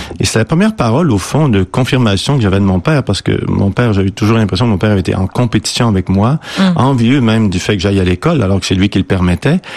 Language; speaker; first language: French; native; French